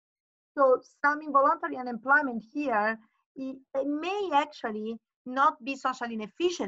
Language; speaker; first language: English; non-native, fluent; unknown